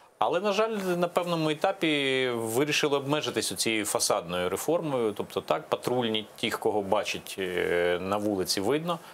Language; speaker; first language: Ukrainian; native; Ukrainian